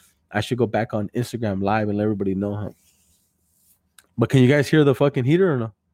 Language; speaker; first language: English; early bilingual, other home language; Spanish